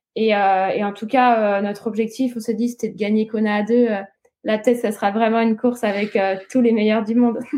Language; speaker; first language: French; native; French